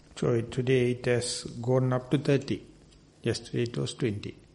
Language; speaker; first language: English; non-native, local second language; Sinhala